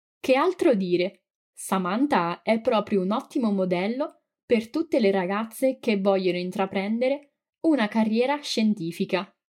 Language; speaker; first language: Italian; native; Italian